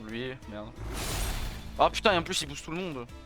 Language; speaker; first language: French; native; French